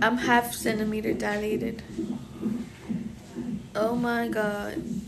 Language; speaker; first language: English; early bilingual, other home language; Spanish